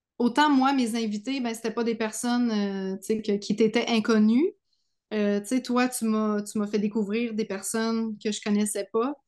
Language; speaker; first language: French; native; French